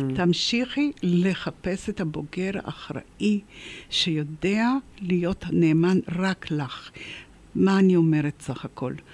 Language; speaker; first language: Hebrew; early bilingual, other home language; Polish